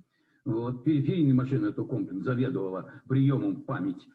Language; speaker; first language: Russian; native; Russian